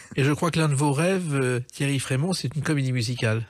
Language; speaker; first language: French; native; French